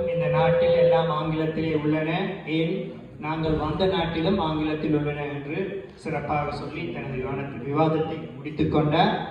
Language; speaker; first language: Tamil; native; Tamil